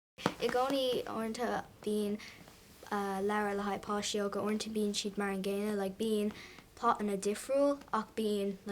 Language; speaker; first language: Irish; non-native, local second language; English